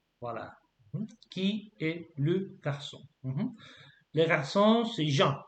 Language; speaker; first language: French; non-native, fluent; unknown